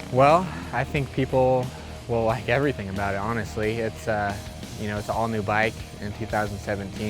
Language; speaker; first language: English; native; English